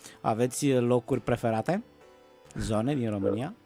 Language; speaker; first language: Romanian; native; Romanian